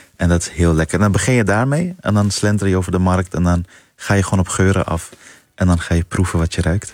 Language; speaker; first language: Dutch; early bilingual, other home language; Persian